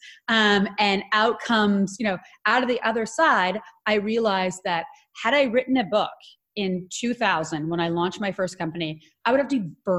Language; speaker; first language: English; native; English